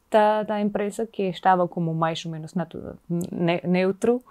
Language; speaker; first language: Portuguese; non-native, fluent; German